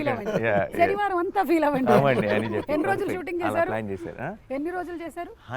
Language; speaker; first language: Telugu; native; Telugu